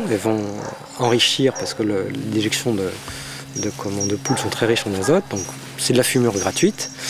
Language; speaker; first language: French; native; French